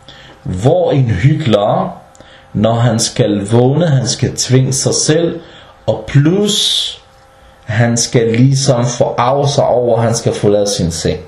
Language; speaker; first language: Danish; early bilingual, other home language; Arabic